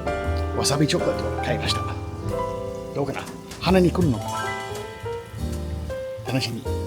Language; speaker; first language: Japanese; non-native, learner; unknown